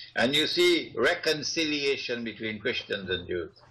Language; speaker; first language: English; native; English